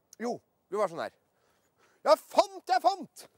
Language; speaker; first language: Norwegian; native; Norwegian